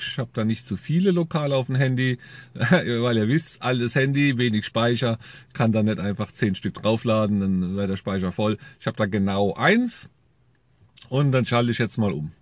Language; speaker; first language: German; native; German